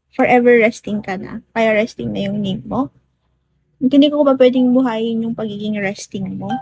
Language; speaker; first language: Filipino; non-native, local second language; Iloko